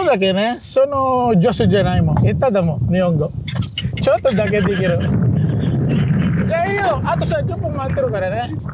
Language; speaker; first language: Japanese; non-native, learner; Pampanga